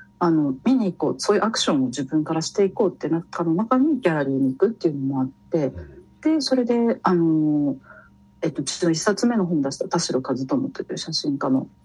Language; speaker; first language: Japanese; native; Japanese